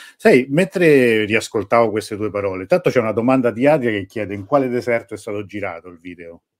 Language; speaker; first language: Italian; native; Italian